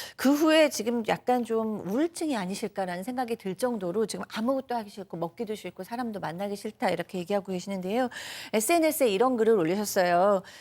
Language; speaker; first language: Korean; native; Korean